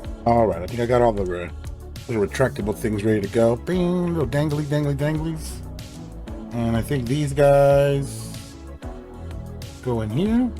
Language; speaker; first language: English; native; English